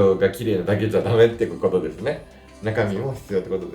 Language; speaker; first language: Japanese; native; Japanese